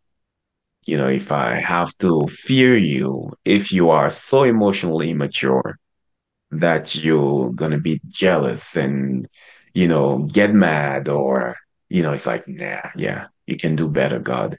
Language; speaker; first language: English; non-native, local second language; French